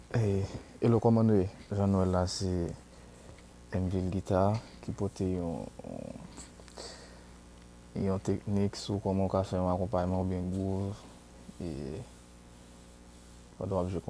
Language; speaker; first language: French; non-native, learner; Haitian Creole